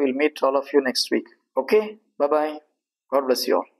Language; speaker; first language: English; non-native, local second language; Tamil